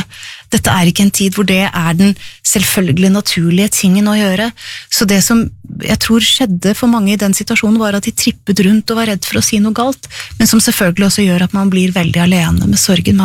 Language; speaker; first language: Norwegian; native; Norwegian